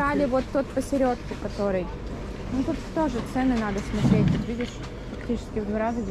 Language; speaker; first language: Russian; native; Russian